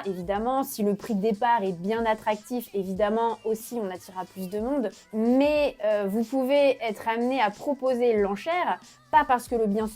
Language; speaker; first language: French; native; French